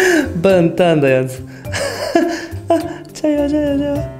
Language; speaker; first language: Chinese; non-native, learner; Japanese